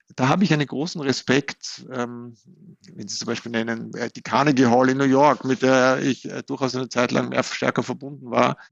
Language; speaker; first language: German; native; German